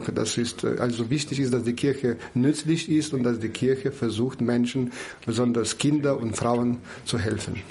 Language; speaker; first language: German; non-native, fluent; Ukrainian